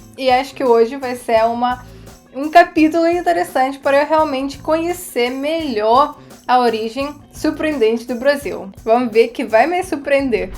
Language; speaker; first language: Portuguese; non-native, fluent; Russian